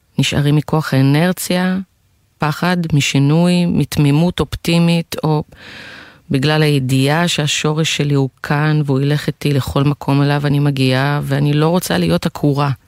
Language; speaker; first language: Hebrew; non-native, fluent; Russian